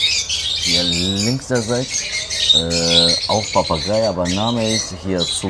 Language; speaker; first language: German; non-native, learner; Turkish